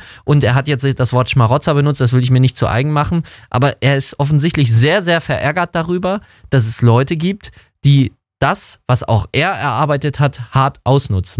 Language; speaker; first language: German; native; German